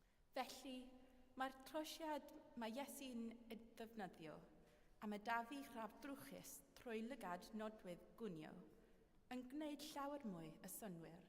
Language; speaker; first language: Welsh; non-native, fluent; English